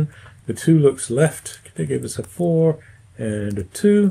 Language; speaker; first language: English; native; English